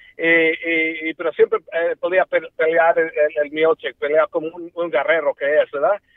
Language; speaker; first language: Spanish; early bilingual, heritage; Spanish